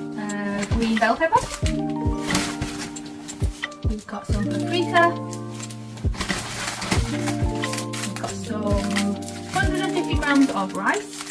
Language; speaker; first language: English; native; English